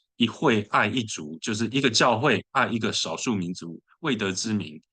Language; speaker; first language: Chinese; early bilingual, other home language; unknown